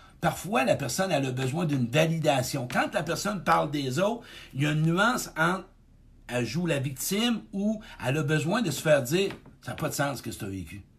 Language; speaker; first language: French; native; French